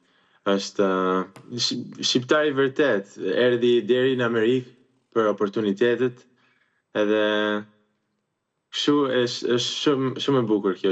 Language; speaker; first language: Albanian; early bilingual, heritage; Albanian